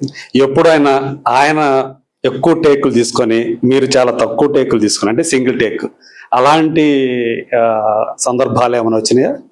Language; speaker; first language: Telugu; native; Telugu